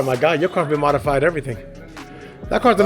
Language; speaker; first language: English; native; English